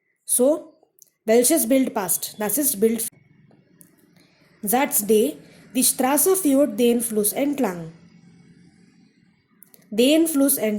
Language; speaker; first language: German; non-native, fluent; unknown